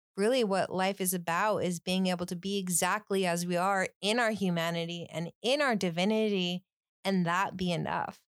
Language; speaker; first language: English; native; English